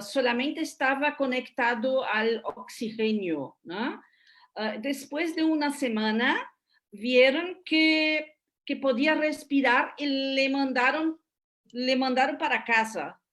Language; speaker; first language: Spanish; non-native, fluent; Portuguese